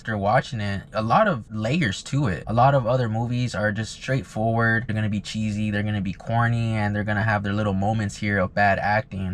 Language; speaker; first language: English; native; English